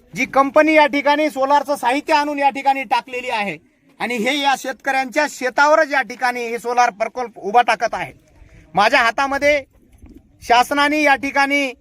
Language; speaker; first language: Marathi; non-native, local second language; Lambadi